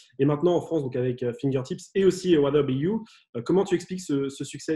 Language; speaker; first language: French; native; French